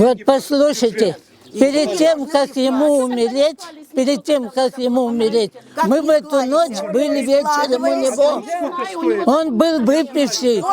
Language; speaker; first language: Russian; native; Russian